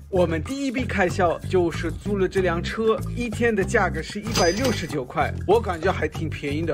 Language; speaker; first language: Chinese; non-native, fluent; German